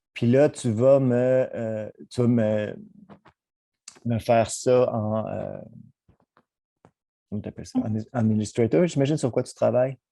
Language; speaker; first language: French; native; French